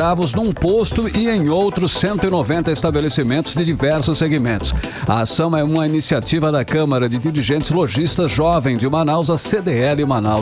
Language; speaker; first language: Portuguese; native; Portuguese